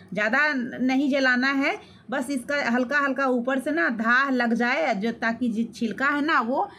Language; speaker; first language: Hindi; native; Hindi